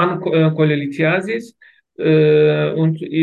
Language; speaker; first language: German; non-native, learner; Turkish